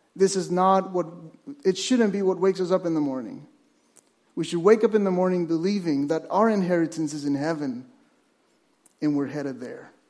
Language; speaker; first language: English; non-native, fluent; Spanish